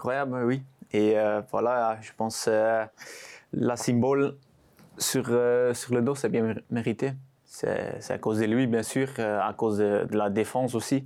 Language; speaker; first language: French; non-native, local second language; Dutch